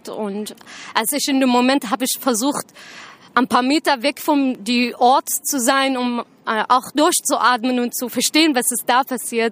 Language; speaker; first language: German; non-native, learner; Arabic